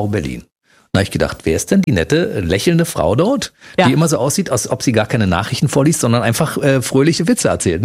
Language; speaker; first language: German; native; German